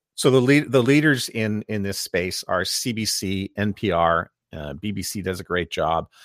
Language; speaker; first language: English; native; English